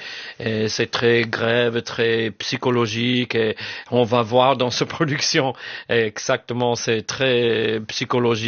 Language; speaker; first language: French; non-native, fluent; English